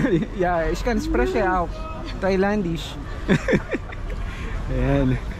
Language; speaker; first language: German; non-native, learner; Filipino